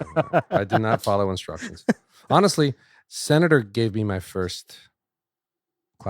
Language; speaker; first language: English; native; English